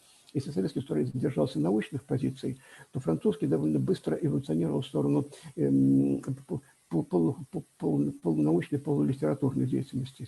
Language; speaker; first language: Russian; native; Russian